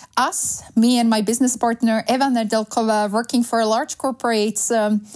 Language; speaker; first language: English; non-native, fluent; Slovak